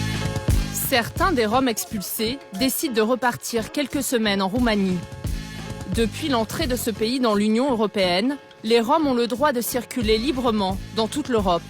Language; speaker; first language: French; native; French